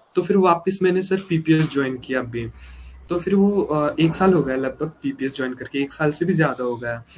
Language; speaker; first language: Hindi; non-native, local second language; Marathi